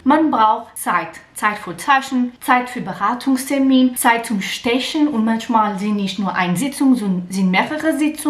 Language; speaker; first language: German; non-native, learner; Portuguese